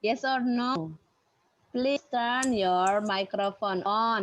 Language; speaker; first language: English; non-native, fluent; Indonesian